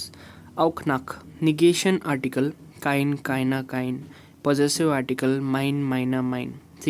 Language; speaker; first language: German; non-native, learner; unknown